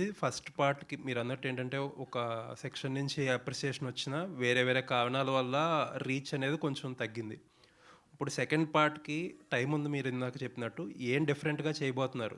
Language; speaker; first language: Telugu; native; Telugu